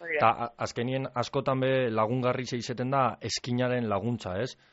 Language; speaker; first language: Basque; native; Basque